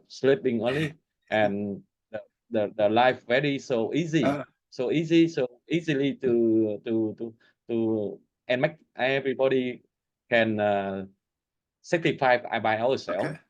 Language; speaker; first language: English; non-native, learner; Vietnamese